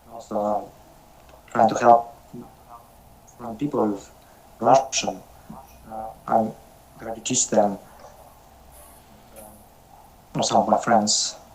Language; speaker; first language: English; non-native, learner; Russian